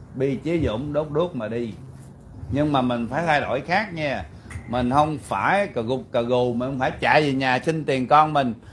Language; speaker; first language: Vietnamese; early bilingual, heritage; Vietnamese